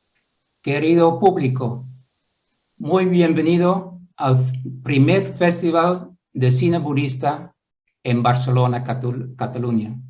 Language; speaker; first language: Spanish; non-native, fluent; Dutch